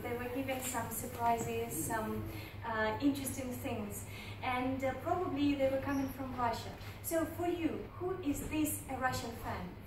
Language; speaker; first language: English; non-native, fluent; Russian